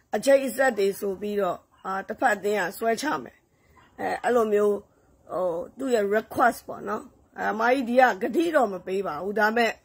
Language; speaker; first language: Burmese; native; Burmese